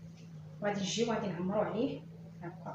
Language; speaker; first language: Arabic; native; Arabic